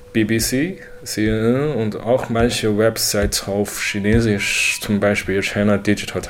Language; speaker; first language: German; non-native, learner; Chinese